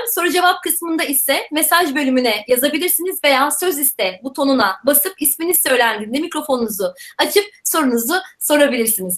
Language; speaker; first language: Turkish; native; Turkish